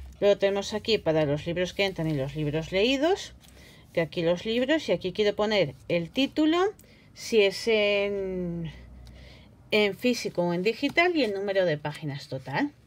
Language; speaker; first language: Spanish; native; Spanish